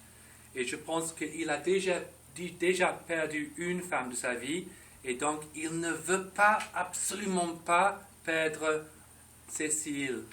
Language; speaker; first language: French; non-native, fluent; English